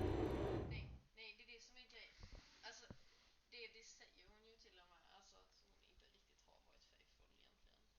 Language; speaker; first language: Swedish; native; Swedish